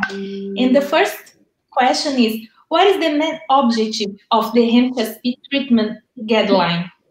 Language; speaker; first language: English; non-native, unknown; Portuguese